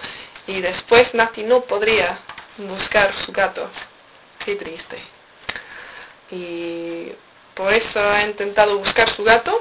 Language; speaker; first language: Spanish; non-native, learner; English